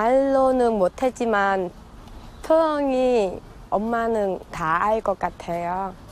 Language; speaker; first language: Korean; non-native, learner; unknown